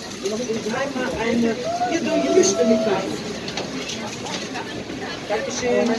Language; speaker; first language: German; non-native, learner; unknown